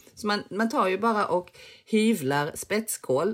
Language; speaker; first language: Swedish; early bilingual, other home language; Korean